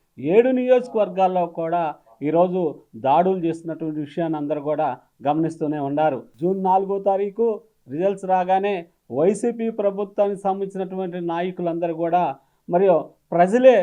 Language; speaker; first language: Telugu; native; Telugu